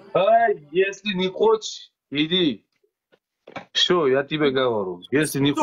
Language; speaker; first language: Russian; non-native, learner; Uzbek